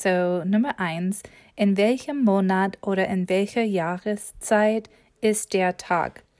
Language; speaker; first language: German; non-native, fluent; English